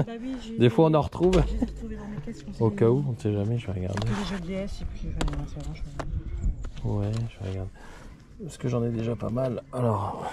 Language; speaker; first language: French; native; French